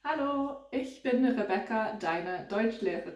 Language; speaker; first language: German; non-native, fluent; English